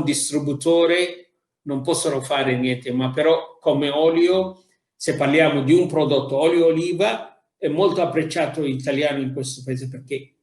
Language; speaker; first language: Italian; non-native, fluent; Arabic